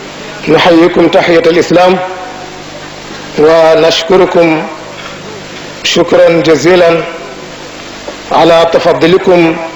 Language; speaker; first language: Arabic; non-native, local second language; Wolof